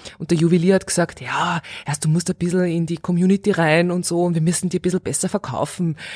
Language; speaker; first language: German; early bilingual, other home language; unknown